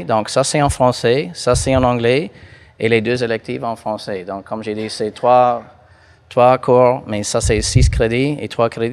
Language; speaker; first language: French; non-native, fluent; English